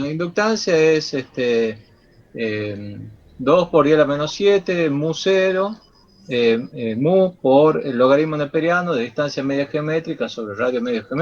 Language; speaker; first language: Spanish; native; Spanish